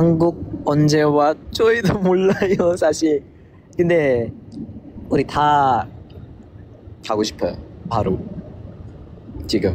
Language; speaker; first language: Korean; non-native, learner; Filipino